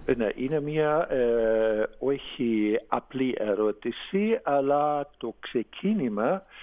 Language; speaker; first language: Greek; non-native, fluent; German